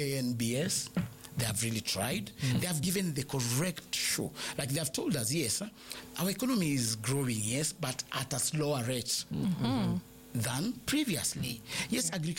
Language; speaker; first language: English; non-native, local second language; Luyia